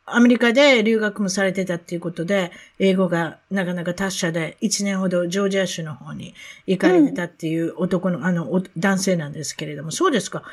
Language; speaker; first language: Japanese; native; Japanese